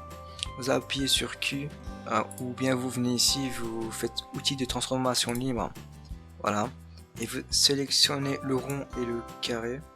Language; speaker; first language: French; native; French